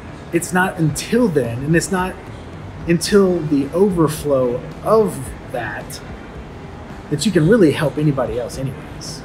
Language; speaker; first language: English; native; English